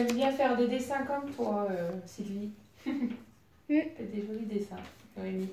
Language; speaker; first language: French; native; French